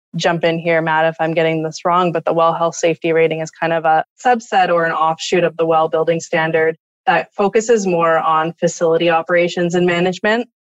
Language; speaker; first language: English; native; English